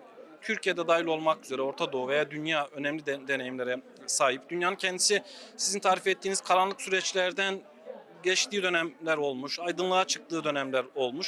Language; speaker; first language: Turkish; native; Turkish